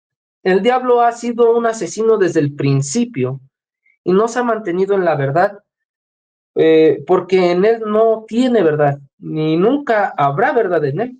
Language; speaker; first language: Spanish; native; Spanish